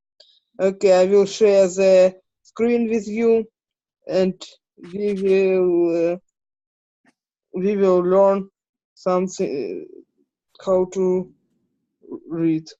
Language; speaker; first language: English; non-native, learner; Ukrainian